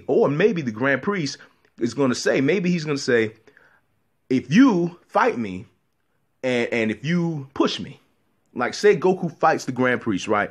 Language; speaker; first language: English; native; English